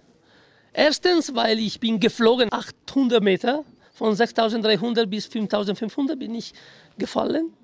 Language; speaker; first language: German; non-native, fluent; Italian